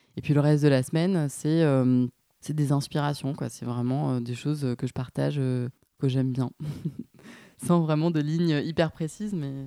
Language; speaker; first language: French; native; French